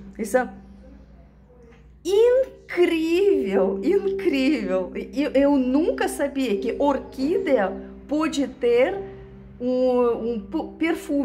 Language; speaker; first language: Portuguese; non-native, fluent; Russian